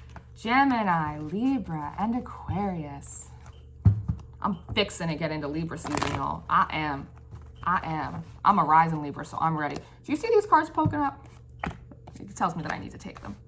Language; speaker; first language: English; native; English